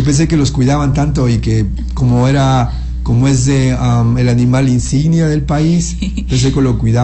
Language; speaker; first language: Spanish; native; Spanish